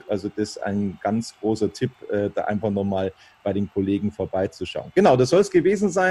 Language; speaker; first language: German; native; German